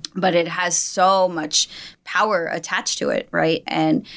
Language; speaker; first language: English; native; English